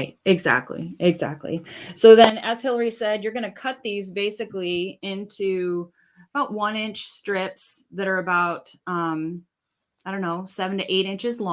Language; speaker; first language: English; native; English